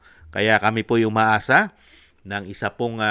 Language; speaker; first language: Filipino; native; Filipino